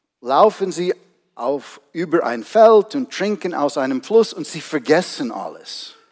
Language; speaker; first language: German; non-native, fluent; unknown